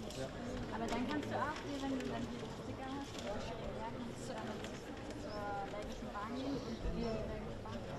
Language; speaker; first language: German; native; German